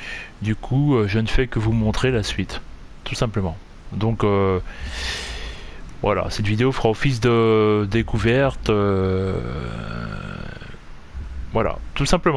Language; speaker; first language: French; native; French